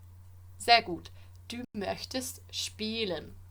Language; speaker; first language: German; non-native, fluent; English